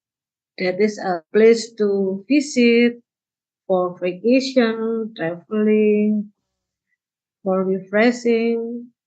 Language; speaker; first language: English; non-native, learner; Indonesian